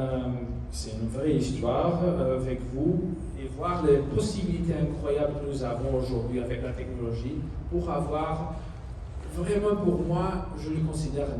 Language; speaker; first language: French; non-native, learner; Spanish